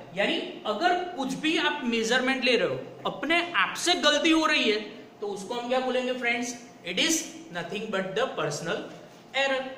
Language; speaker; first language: Hindi; non-native, local second language; Gujarati